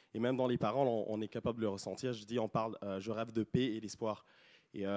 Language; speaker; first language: French; non-native, local second language; Lingala